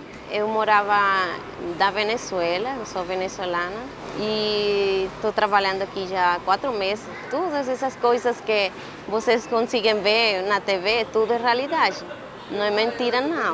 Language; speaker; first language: Portuguese; non-native, learner; Spanish